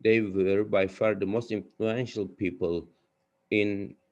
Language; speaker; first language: English; non-native, fluent; Turkish